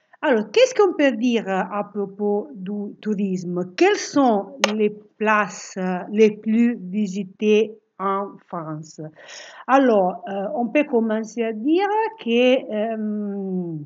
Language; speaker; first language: French; non-native, fluent; Italian